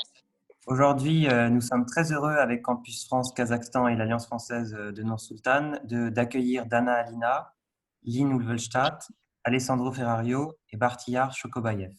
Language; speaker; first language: French; native; French